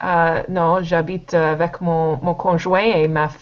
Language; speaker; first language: French; non-native, learner; English